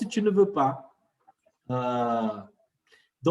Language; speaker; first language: French; non-native, fluent; Portuguese